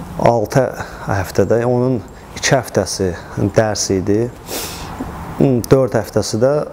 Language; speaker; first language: Azerbaijani; native; Azerbaijani